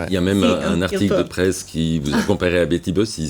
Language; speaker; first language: French; native; French